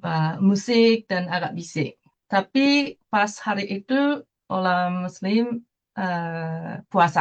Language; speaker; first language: Indonesian; non-native, fluent; Japanese